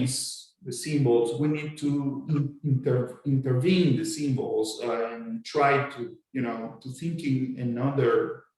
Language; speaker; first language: English; non-native, fluent; Spanish